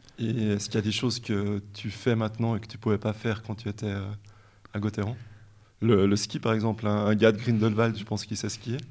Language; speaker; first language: French; native; French